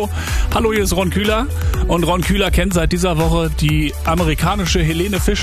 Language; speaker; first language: German; native; German